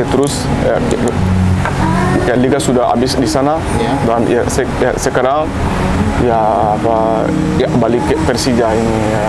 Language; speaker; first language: Indonesian; non-native, learner; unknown